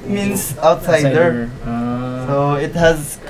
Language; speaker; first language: English; non-native, local second language; Cebuano